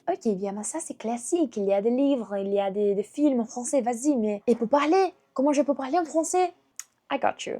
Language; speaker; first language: French; non-native, fluent; Portuguese